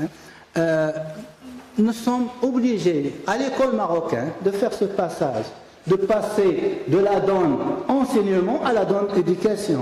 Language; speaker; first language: French; non-native, local second language; Arabic